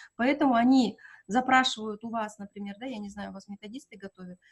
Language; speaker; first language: Russian; non-native, local second language; Kazakh